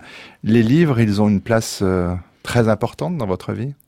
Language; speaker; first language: French; native; French